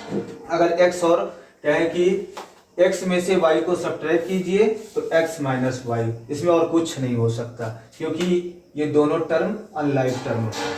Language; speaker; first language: Hindi; native; Hindi